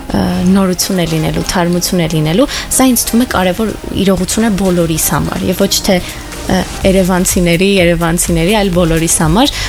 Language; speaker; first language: Armenian; native; Armenian